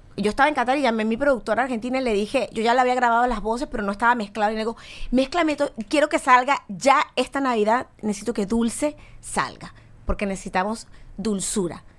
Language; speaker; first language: Spanish; native; Spanish